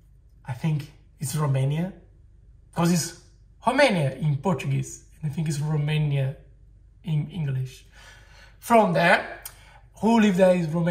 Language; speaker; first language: English; non-native, learner; Portuguese